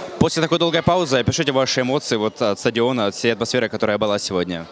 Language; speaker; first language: Russian; native; Russian